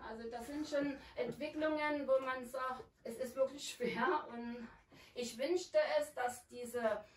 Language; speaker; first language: German; native; German